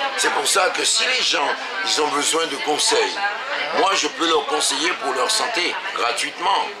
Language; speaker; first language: French; native; French